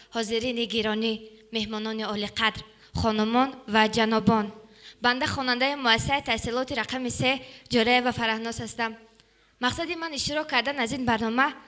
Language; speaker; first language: Tajik; native; Tajik